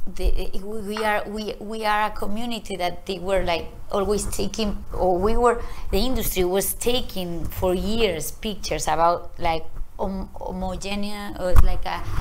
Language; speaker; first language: English; non-native, learner; Spanish